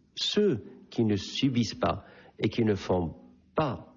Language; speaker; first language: French; non-native, local second language; Arabic